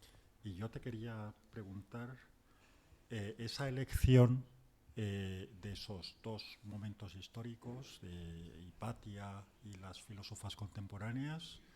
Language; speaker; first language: Spanish; native; Spanish